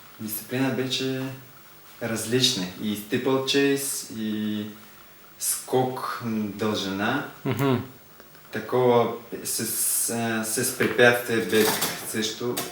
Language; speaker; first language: Bulgarian; non-native, learner; Russian